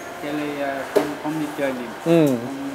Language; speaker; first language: Vietnamese; non-native, learner; Portuguese